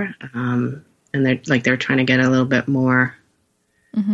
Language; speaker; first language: English; native; English